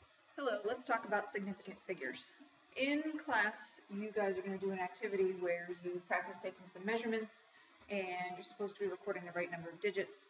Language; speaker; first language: English; native; English